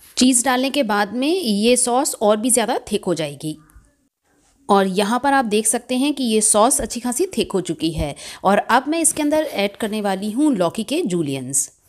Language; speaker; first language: Hindi; native; Hindi